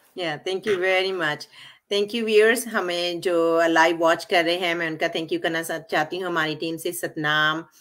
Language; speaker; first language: Hindi; non-native, local second language; Punjabi